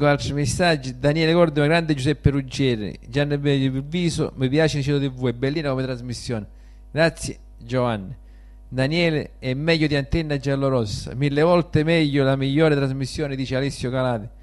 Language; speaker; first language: Italian; native; Italian